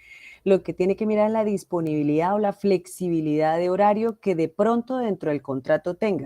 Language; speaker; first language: Spanish; native; Spanish